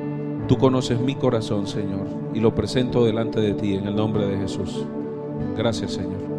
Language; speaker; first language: Spanish; native; Spanish